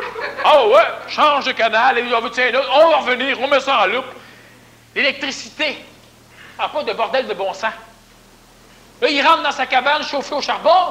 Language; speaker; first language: French; native; French